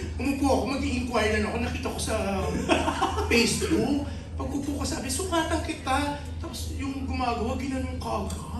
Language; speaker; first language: Filipino; native; Filipino